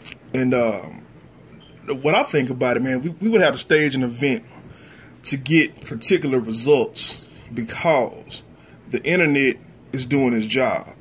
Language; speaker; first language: English; native; English